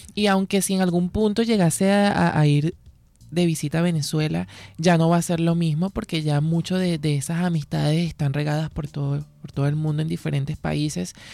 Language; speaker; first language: Spanish; native; Spanish